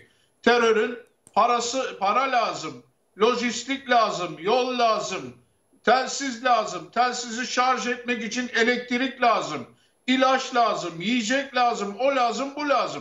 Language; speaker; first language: Turkish; native; Turkish